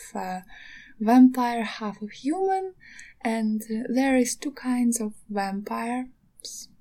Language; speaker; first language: English; non-native, learner; Ukrainian